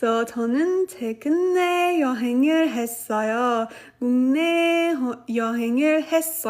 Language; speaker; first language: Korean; non-native, learner; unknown